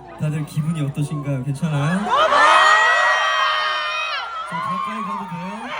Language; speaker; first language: Korean; early bilingual, heritage; Korean